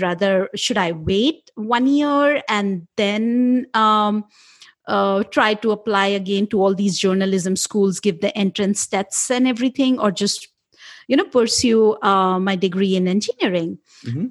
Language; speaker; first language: English; non-native, local second language; Hindi